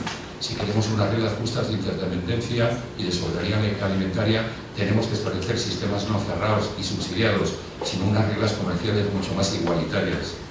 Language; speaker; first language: Spanish; native; Spanish